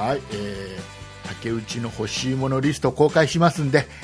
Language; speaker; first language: Japanese; native; Japanese